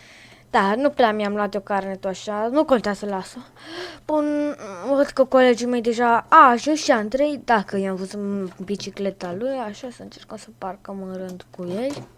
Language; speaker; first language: Romanian; native; Romanian